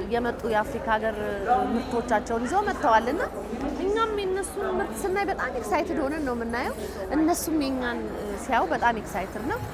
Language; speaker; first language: Amharic; native; Amharic